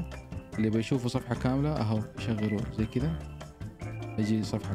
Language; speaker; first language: Arabic; native; Arabic